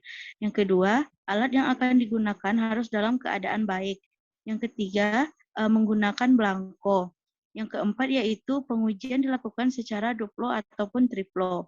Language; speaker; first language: Indonesian; native; Indonesian